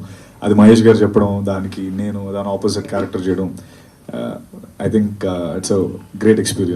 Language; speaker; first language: Telugu; native; Telugu